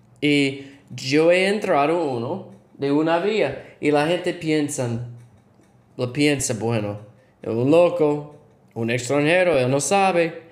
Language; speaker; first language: Spanish; non-native, learner; English